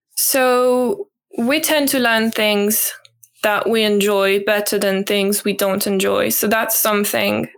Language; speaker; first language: English; non-native, fluent; French